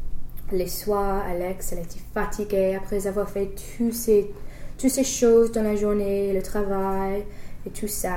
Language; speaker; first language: French; non-native, fluent; English